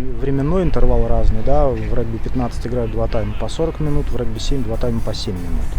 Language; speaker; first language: Russian; native; Russian